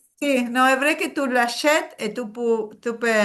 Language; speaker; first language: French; non-native, learner; Spanish